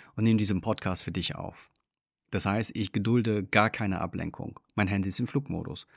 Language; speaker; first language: German; non-native, fluent; English